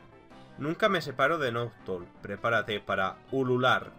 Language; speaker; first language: Spanish; native; Spanish